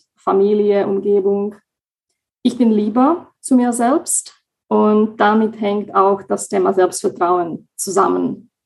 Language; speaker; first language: German; non-native, fluent; Slovak